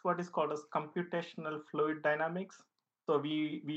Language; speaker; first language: English; non-native, local second language; Malayalam